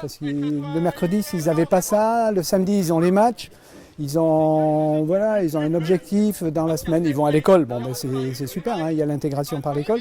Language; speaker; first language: French; native; French